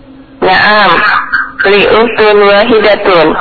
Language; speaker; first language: Arabic; non-native, learner; Indonesian